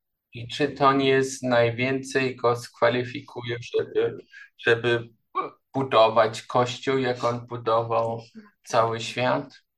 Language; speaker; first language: Polish; non-native, learner; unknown